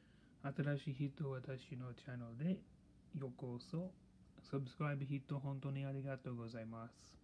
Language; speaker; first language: Japanese; non-native, learner; English